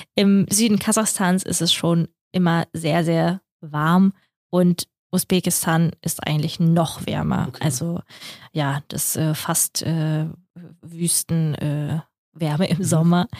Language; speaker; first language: German; early bilingual, other home language; Russian